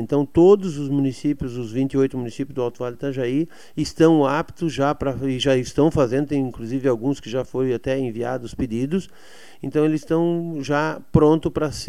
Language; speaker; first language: Portuguese; native; Portuguese